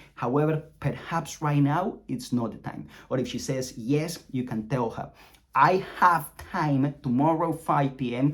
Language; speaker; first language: English; non-native, fluent; Spanish